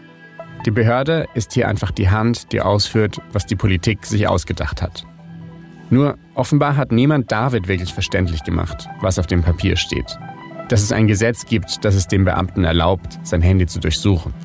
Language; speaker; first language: German; native; German